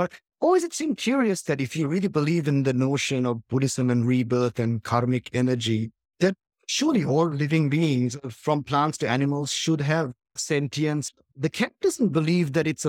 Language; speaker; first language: English; native; English